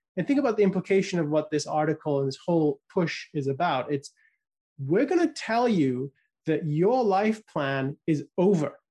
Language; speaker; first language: English; native; English